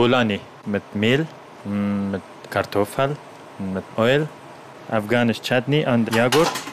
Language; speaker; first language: German; non-native, learner; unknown